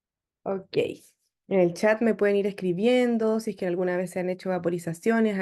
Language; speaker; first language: Spanish; native; Spanish